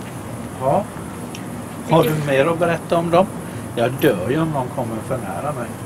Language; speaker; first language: Swedish; native; Swedish